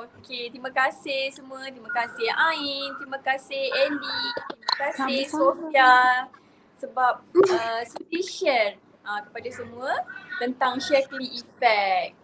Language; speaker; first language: Malay; native; Malay